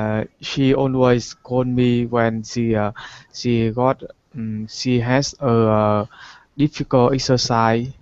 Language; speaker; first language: English; non-native, learner; Vietnamese